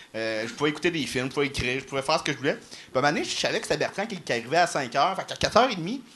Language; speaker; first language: French; native; French